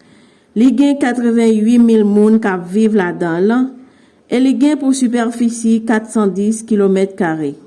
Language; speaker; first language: French; non-native, learner; Haitian Creole